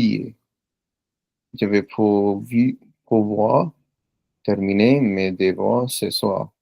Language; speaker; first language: French; non-native, learner; Punjabi